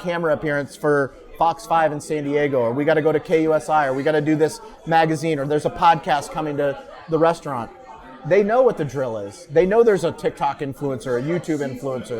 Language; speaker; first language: English; native; English